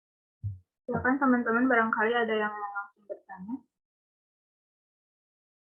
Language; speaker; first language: Indonesian; native; Indonesian